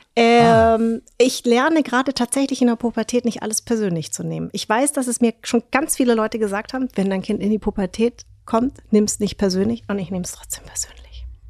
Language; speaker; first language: German; early bilingual, other home language; Vietnamese